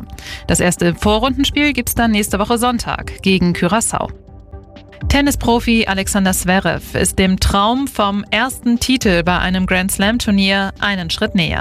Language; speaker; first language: German; native; German